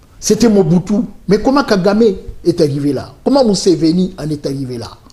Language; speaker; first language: French; non-native, local second language; Luba-Lulua